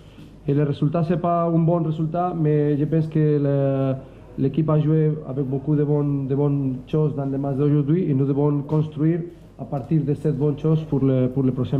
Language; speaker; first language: French; non-native, learner; Spanish